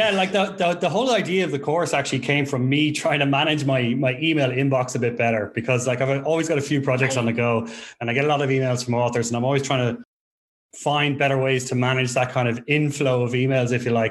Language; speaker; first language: English; native; English